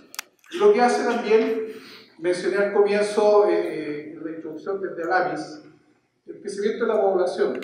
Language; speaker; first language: Spanish; native; Spanish